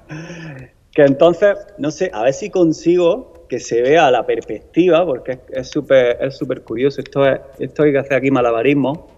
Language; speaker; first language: Spanish; native; Spanish